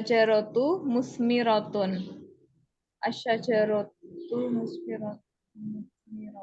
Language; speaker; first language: Arabic; non-native, learner; Indonesian